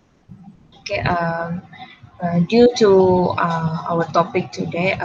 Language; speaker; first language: English; non-native, local second language; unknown